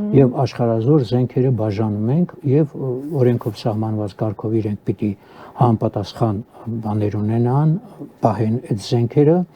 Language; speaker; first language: Armenian; native; Armenian